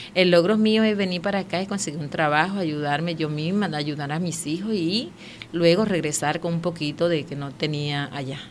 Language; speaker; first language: Spanish; non-native, local second language; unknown